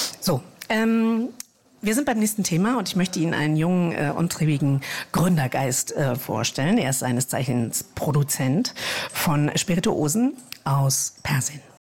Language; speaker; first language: German; native; German